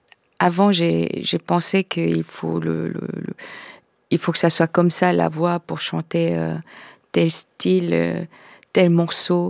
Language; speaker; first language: French; non-native, fluent; Korean